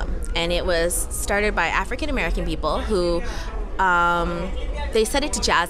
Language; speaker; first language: English; native; English